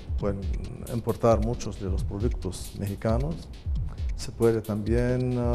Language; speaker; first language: Spanish; non-native, fluent; Arabic